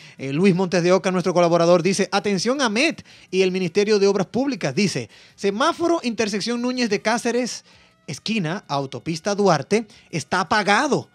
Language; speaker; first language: Spanish; native; Spanish